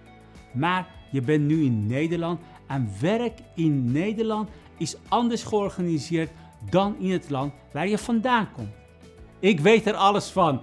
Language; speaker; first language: Dutch; non-native, fluent; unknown